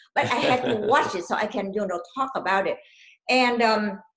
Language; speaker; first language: English; non-native, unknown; Vietnamese